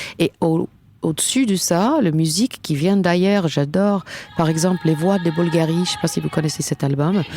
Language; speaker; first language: French; non-native, fluent; English